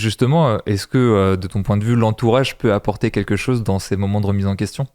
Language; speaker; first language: French; native; French